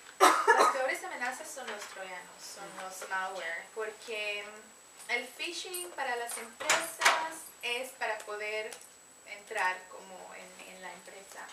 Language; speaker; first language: Spanish; non-native, fluent; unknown